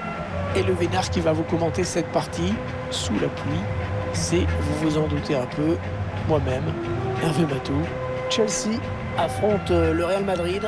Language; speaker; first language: French; native; French